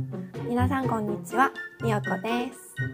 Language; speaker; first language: Japanese; non-native, fluent; Korean